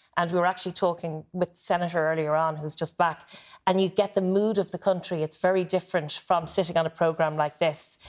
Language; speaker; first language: English; native; English